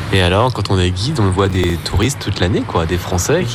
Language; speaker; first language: French; native; French